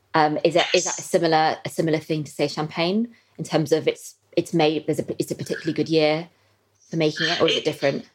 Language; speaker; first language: English; native; English